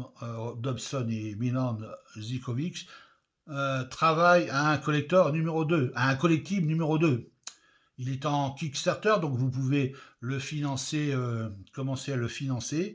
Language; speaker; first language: French; native; French